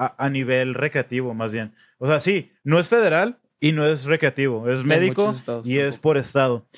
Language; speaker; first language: Spanish; native; Spanish